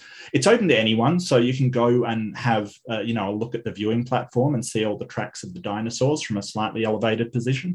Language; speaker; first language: English; native; English